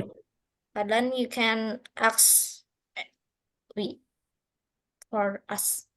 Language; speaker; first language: English; non-native, learner; Indonesian